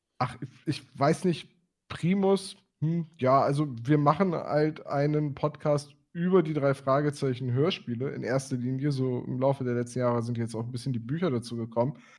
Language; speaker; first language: German; native; German